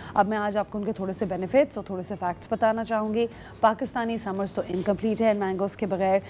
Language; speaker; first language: Urdu; native; Urdu